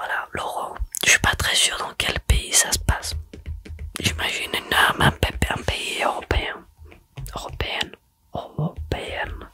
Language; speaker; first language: French; early bilingual, heritage; French